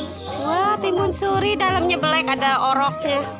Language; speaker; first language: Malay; non-native, local second language; Sundanese